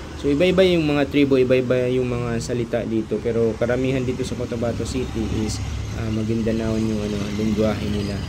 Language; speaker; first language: Filipino; non-native, local second language; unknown